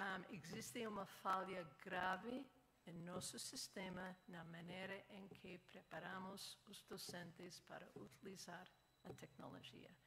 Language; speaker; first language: Portuguese; non-native, learner; English